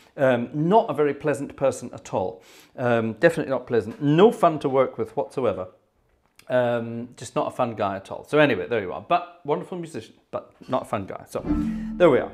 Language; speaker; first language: English; native; English